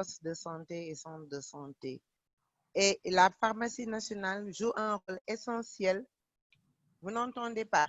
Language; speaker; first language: French; non-native, local second language; Wolof